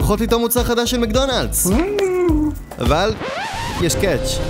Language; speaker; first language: Hebrew; native; Hebrew